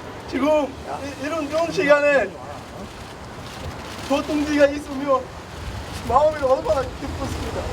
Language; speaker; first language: Korean; non-native, learner; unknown